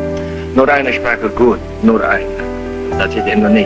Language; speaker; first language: German; non-native, fluent; Javanese